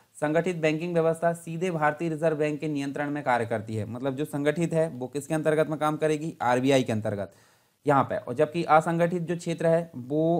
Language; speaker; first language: Hindi; native; Hindi